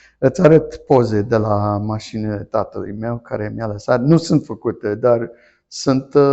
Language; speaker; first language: Romanian; non-native, fluent; English